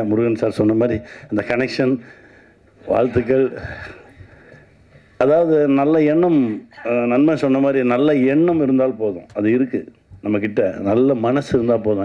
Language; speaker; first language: Tamil; native; Tamil